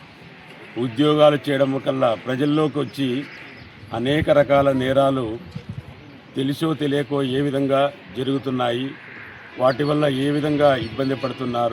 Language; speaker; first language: Telugu; native; Telugu